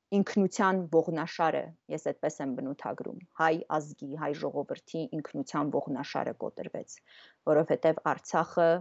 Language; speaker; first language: Armenian; native; Armenian